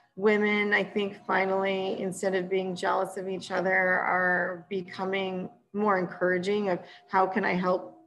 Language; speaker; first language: English; native; English